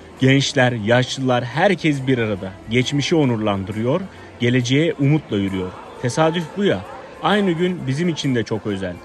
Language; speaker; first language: Turkish; native; Turkish